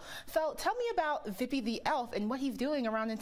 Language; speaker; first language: English; native; English